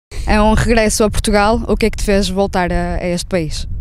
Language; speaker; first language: Portuguese; native; Portuguese